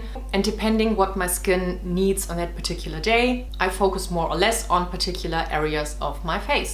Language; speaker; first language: English; non-native, fluent; German